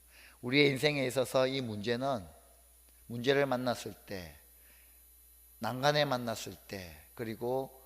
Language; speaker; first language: Korean; native; Korean